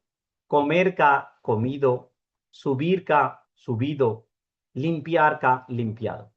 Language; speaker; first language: Spanish; non-native, fluent; Urdu